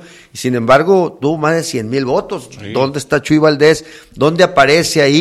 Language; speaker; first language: Spanish; native; Spanish